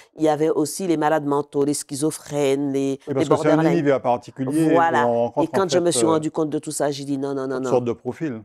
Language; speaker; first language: French; native; French